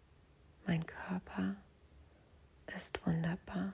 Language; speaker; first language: German; native; German